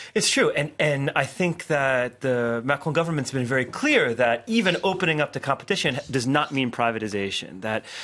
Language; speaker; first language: English; native; English